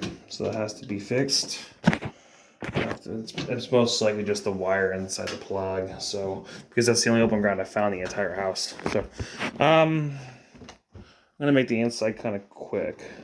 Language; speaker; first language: English; native; English